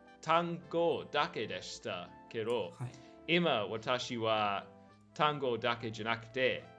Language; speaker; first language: Japanese; non-native, learner; English